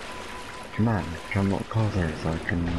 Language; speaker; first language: English; native; English